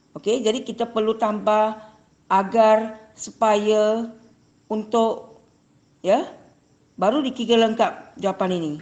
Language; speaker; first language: Malay; non-native, local second language; Chinese